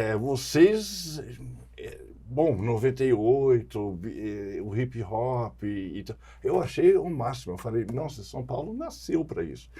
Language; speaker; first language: Portuguese; non-native, fluent; English